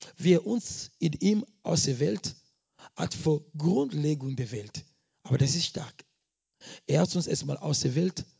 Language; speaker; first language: German; non-native, fluent; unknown